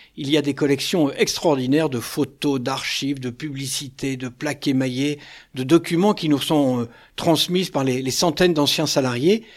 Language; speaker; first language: French; native; French